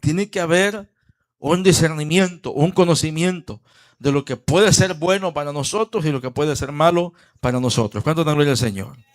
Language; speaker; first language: Spanish; native; Spanish